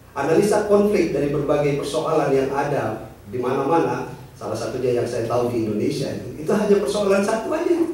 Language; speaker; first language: Indonesian; native; Indonesian